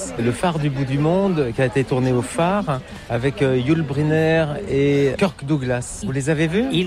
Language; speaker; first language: French; native; French